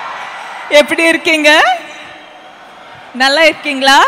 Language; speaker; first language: Tamil; non-native, learner; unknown